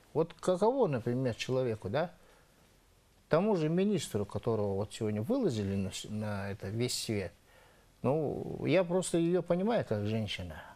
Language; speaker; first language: Russian; non-native, local second language; Yakut